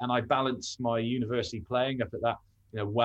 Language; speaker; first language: English; native; English